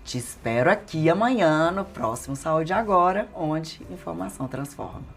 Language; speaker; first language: Portuguese; native; Portuguese